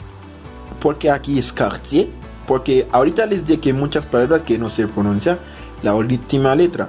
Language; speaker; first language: Spanish; non-native, fluent; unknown